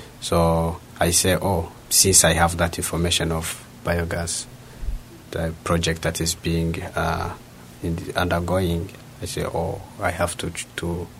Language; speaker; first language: English; non-native, local second language; Kinyarwanda